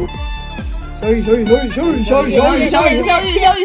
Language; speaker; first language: Chinese; native; Chinese